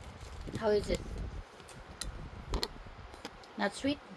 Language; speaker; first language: English; non-native, local second language; Filipino